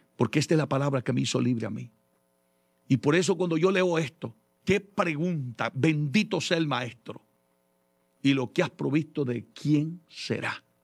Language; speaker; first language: Spanish; early bilingual, heritage; Spanish